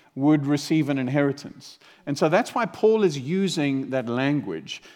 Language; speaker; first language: English; native; English